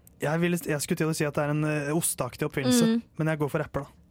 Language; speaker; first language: Norwegian; native; Norwegian